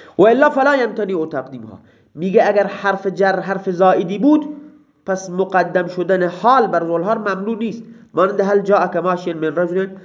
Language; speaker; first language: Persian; non-native, local second language; Baluchi